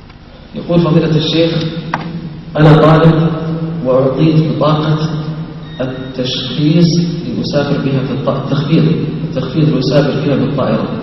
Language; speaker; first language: Arabic; native; Arabic